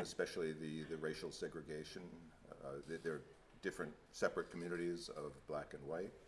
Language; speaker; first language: English; native; English